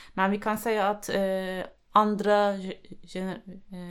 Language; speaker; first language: Swedish; non-native, fluent; Turkish